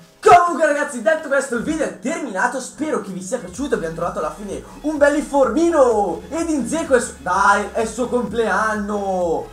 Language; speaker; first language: Italian; native; Italian